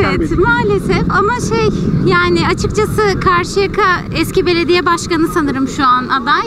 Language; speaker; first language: Turkish; native; Turkish